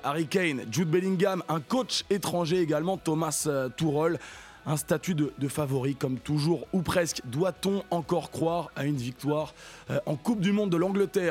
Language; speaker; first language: French; native; French